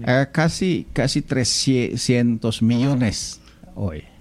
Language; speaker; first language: Spanish; non-native, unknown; Indonesian